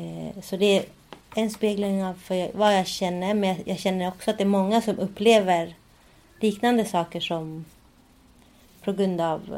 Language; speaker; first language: Swedish; early bilingual, other home language; Spanish